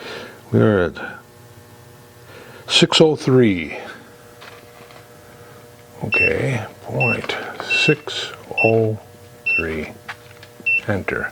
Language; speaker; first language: English; native; English